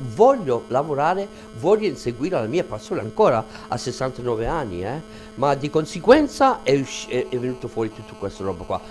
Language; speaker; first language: Italian; non-native, fluent; English